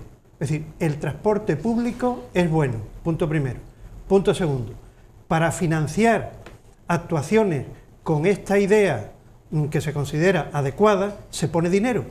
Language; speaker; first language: Spanish; native; Spanish